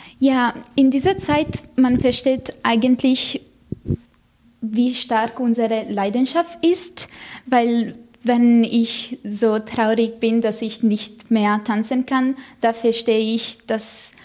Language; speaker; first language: German; non-native, fluent; Italian